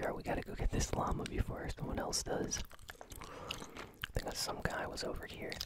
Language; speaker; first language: English; native; English